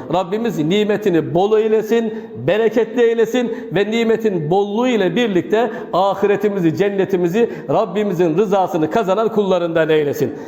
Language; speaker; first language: Turkish; native; Turkish